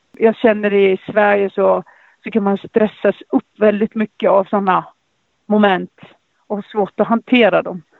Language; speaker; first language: Swedish; non-native, fluent; Icelandic